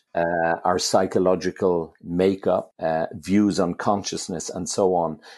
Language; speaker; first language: English; native; English